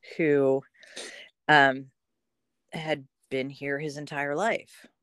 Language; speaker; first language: English; native; English